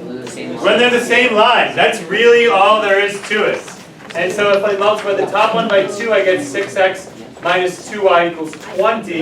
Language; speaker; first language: English; native; English